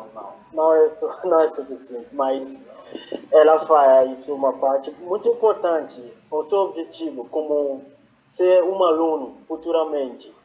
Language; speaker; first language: Portuguese; non-native, fluent; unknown